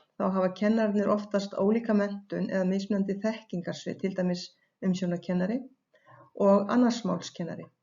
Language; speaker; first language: Icelandic; native; Icelandic